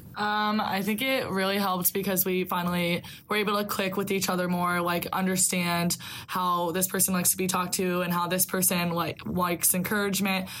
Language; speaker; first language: English; native; English